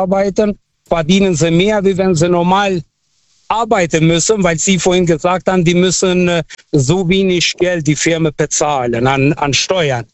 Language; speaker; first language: German; non-native, fluent; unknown